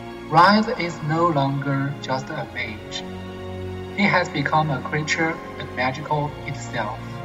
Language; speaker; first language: English; non-native, learner; Chinese